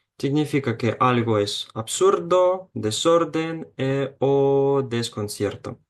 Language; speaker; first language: Spanish; non-native, fluent; Ukrainian